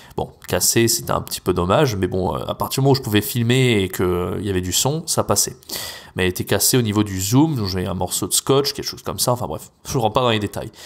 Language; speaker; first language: French; native; French